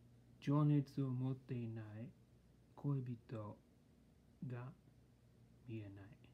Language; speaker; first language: Japanese; non-native, learner; English